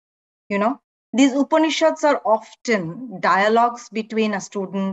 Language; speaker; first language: English; non-native, local second language; Bangla